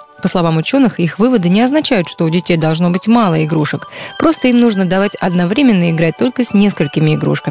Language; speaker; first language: Russian; native; Russian